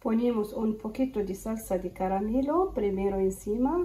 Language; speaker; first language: Spanish; non-native, fluent; Arabic